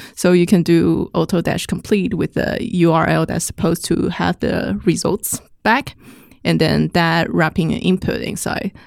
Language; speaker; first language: English; non-native, fluent; Chinese